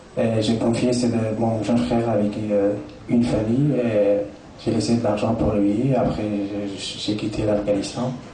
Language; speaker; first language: French; non-native, fluent; Persian